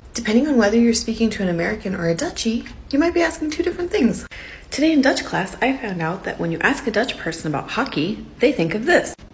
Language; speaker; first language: English; native; English